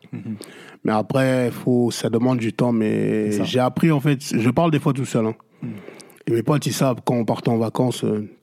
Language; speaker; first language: French; non-native, local second language; Lingala